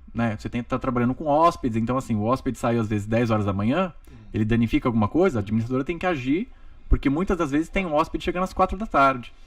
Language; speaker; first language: Portuguese; native; Portuguese